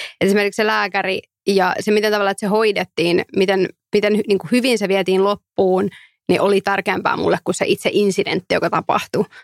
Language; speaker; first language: Finnish; early bilingual, other home language; Somali